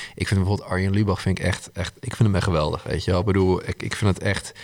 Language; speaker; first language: Dutch; early bilingual, other home language; Arabic